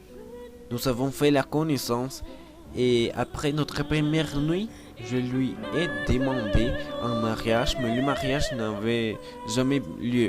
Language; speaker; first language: French; non-native, learner; Spanish